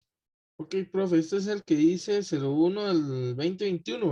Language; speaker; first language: Spanish; native; Spanish